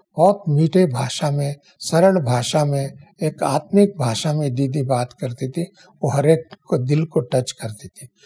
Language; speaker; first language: Hindi; non-native, local second language; Kannada